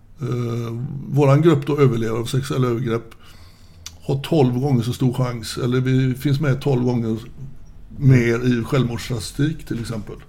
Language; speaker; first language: Swedish; native; Swedish